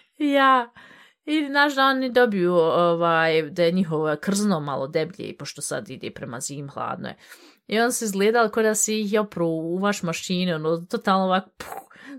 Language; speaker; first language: Bosnian; early bilingual, heritage; Bosnian